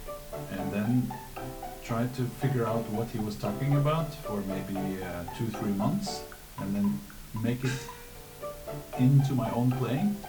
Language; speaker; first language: English; non-native, fluent; Norwegian